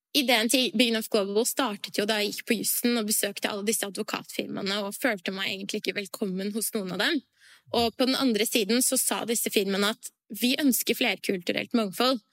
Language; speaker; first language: Norwegian; early bilingual, other home language; Persian